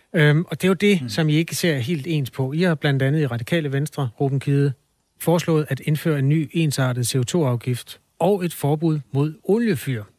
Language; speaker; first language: Danish; native; Danish